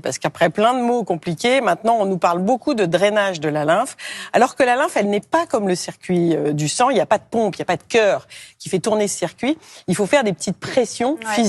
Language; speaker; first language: French; native; French